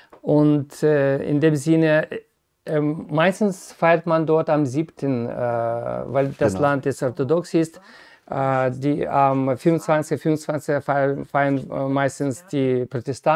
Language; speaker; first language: German; non-native, fluent; Ukrainian